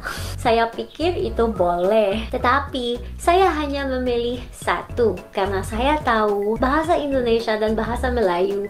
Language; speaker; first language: Indonesian; non-native, learner; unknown